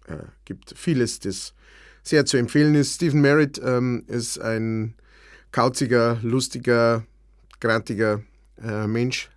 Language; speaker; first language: German; native; German